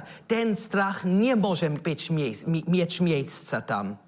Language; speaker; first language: Polish; non-native, learner; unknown